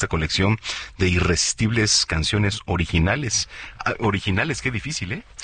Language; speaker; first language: Spanish; native; Spanish